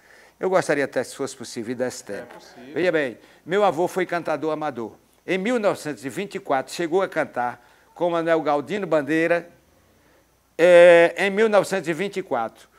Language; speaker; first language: Portuguese; native; Portuguese